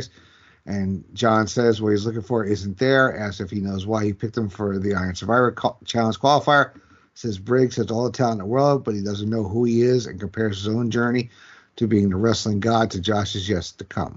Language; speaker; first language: English; native; English